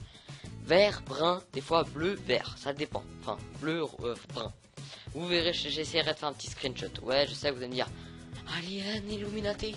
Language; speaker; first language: French; native; French